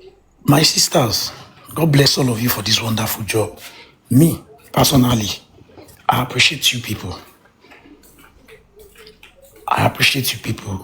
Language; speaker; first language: English; non-native, local second language; Yoruba